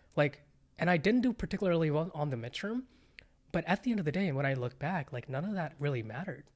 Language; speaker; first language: English; early bilingual, other home language; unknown